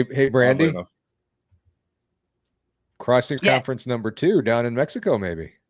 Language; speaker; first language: English; native; English